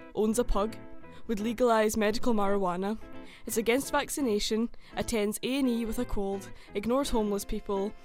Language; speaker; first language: Norwegian; non-native, fluent; English